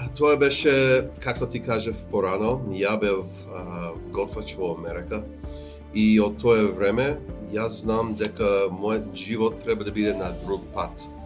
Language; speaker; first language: Macedonian; non-native, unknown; English